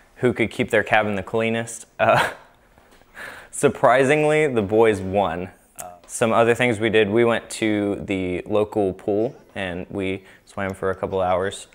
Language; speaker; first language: English; native; English